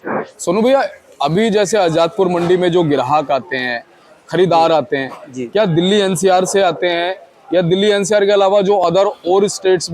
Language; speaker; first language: Hindi; native; Hindi